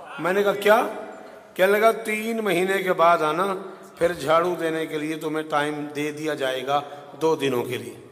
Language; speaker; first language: Urdu; non-native, local second language; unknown